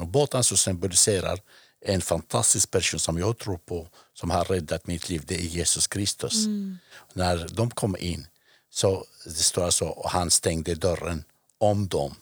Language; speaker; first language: Swedish; non-native, fluent; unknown